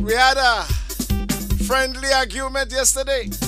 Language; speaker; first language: English; native; English